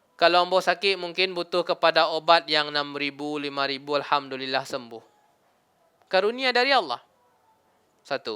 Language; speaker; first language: Malay; non-native, local second language; Minangkabau